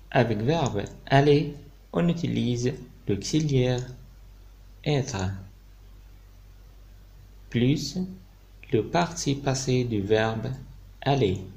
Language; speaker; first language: French; non-native, fluent; Arabic